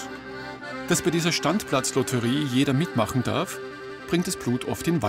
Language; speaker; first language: German; native; German